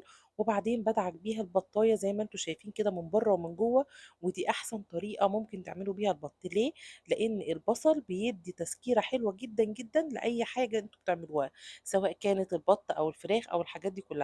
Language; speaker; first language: Arabic; native; Arabic